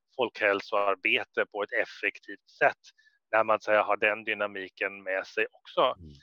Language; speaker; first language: Swedish; native; Swedish